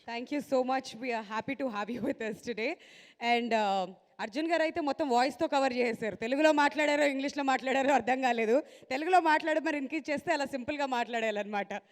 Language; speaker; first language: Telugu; native; Telugu